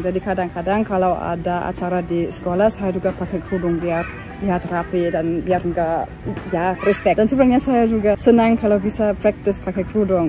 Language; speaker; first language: Indonesian; non-native, fluent; German